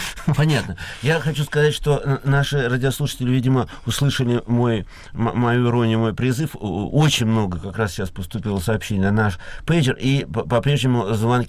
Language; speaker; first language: Russian; native; Russian